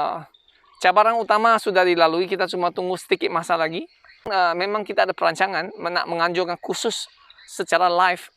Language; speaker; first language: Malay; non-native, local second language; Chinese